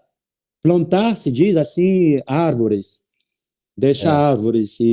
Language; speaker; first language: Portuguese; non-native, learner; French